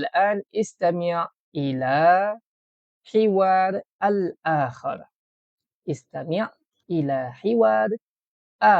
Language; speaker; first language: Arabic; non-native, fluent; Malay